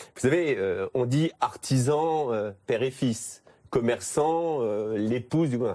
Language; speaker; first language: French; native; French